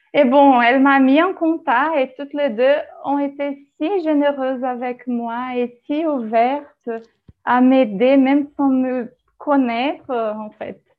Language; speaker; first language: French; non-native, fluent; Portuguese